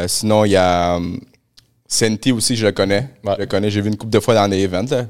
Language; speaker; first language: French; early bilingual, other home language; Spanish